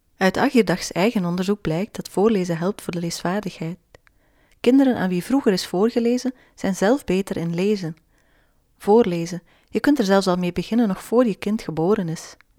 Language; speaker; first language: Dutch; native; Dutch